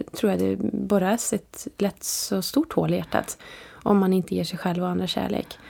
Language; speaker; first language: Swedish; native; Swedish